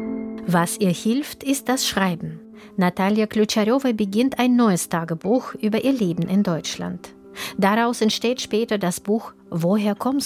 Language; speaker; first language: German; native; German